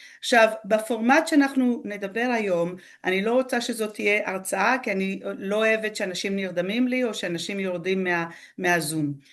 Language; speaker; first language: Hebrew; early bilingual, other home language; Spanish